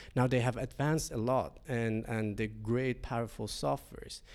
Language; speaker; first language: English; non-native, fluent; Persian